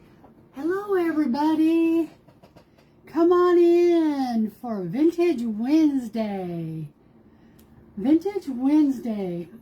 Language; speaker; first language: English; native; English